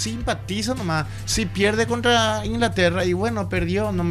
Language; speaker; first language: Spanish; native; Spanish